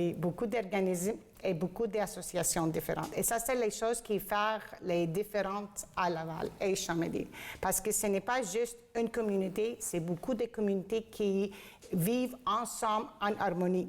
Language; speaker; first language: French; non-native, fluent; Greek